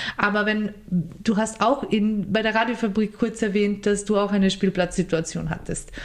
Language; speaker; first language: German; early bilingual, other home language; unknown